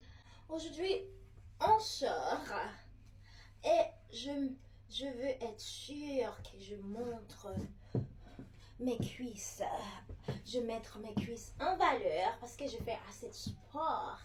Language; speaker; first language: French; early bilingual, other home language; Haitian Creole